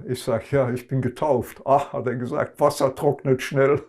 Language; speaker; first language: German; non-native, local second language; Luxembourgish